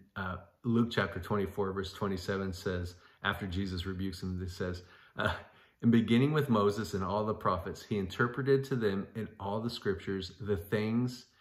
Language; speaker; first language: English; native; English